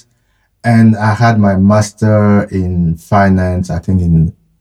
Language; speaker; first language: English; non-native, fluent; French